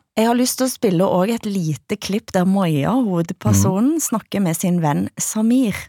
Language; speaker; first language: Norwegian; native; Norwegian